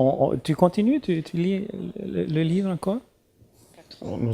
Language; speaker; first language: French; non-native, learner; German